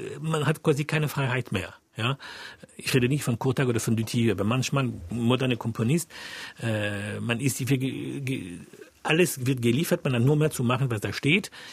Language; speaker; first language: German; non-native, fluent; French